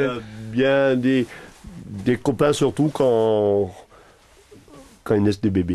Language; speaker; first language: French; non-native, local second language; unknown